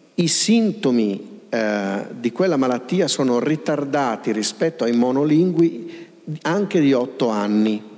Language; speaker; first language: Italian; native; Italian